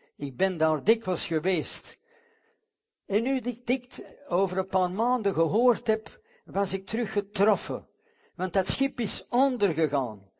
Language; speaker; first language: Dutch; non-native, fluent; English